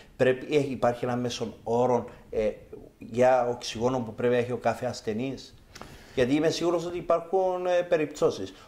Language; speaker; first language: Greek; early bilingual, heritage; Greek